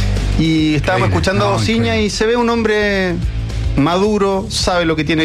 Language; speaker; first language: Spanish; native; Spanish